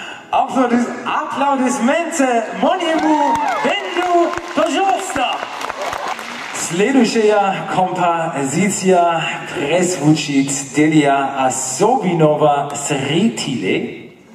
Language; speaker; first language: Russian; non-native, learner; German